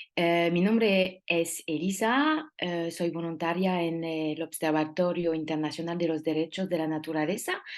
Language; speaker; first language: Spanish; non-native, fluent; French